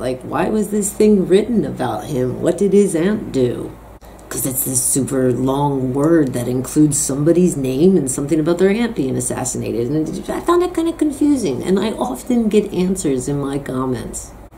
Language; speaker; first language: English; native; English